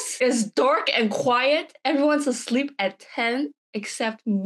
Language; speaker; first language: English; non-native, local second language; Chinese